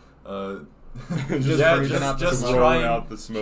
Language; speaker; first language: English; non-native, fluent; German